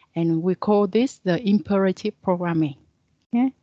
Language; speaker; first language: English; non-native, fluent; Vietnamese